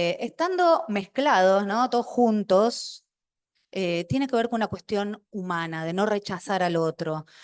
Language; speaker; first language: Spanish; non-native, local second language; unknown